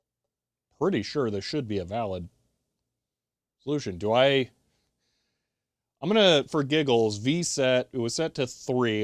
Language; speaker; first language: English; native; English